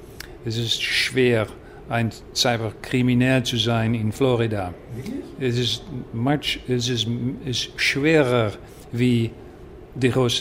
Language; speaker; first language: German; non-native, learner; Dutch